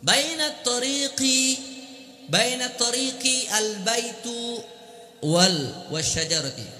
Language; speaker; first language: Arabic; non-native, fluent; Indonesian